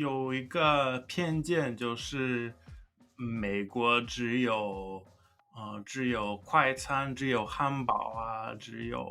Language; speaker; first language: Chinese; non-native, fluent; English